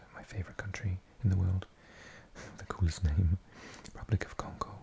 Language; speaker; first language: English; native; English